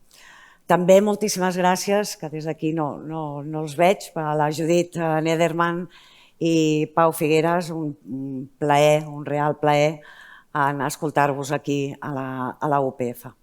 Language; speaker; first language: Catalan; native; Catalan